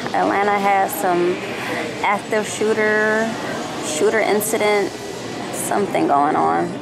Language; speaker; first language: English; native; English